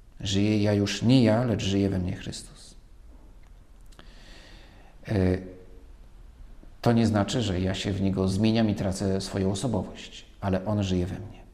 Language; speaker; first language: Polish; native; Polish